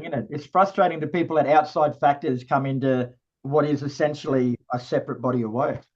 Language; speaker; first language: English; native; English